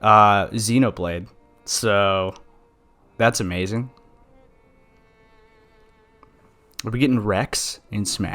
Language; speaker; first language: English; native; English